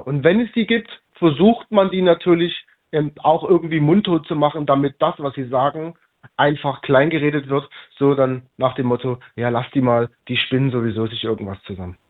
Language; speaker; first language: German; native; German